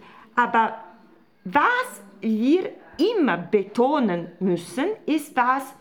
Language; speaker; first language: German; non-native, fluent; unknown